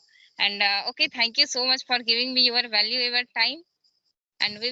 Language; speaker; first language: English; non-native, learner; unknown